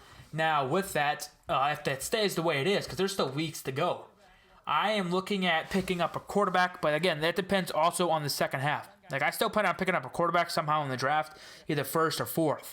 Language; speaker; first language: English; native; English